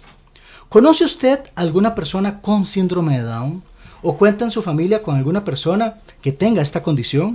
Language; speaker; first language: Spanish; native; Spanish